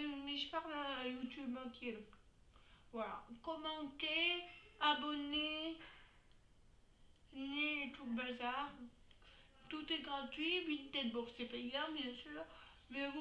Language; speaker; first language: French; native; French